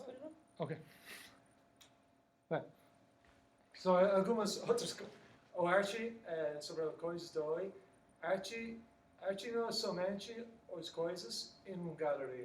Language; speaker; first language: Portuguese; non-native, learner; English